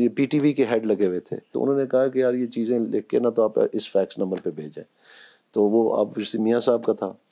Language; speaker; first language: Urdu; non-native, local second language; Punjabi